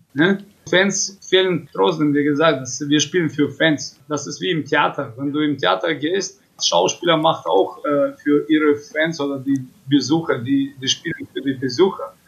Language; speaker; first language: German; non-native, fluent; Russian